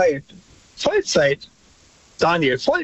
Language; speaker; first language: German; native; German